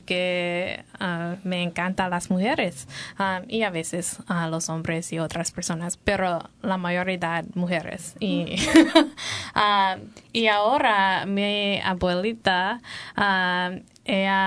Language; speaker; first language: Spanish; non-native, learner; English